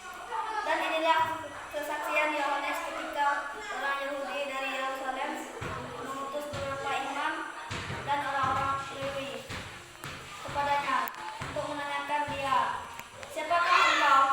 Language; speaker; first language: Indonesian; native; Indonesian